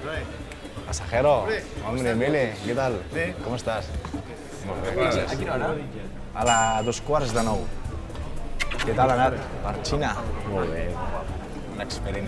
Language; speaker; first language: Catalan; non-native, fluent; Berber languages